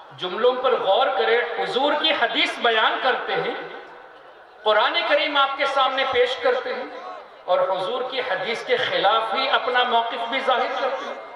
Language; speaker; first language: Urdu; non-native, fluent; Tamil